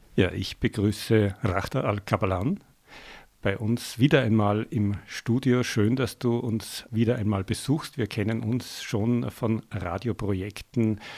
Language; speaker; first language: German; native; German